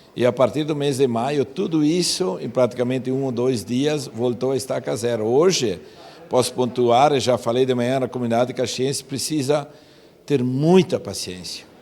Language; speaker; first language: Portuguese; native; Portuguese